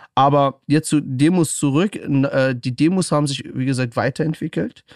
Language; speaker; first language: German; early bilingual, other home language; Persian